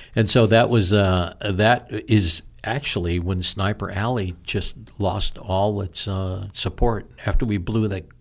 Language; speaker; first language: English; native; English